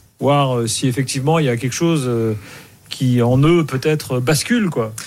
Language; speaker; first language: French; native; French